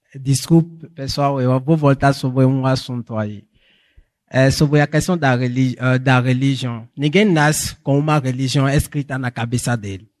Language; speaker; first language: Portuguese; non-native, fluent; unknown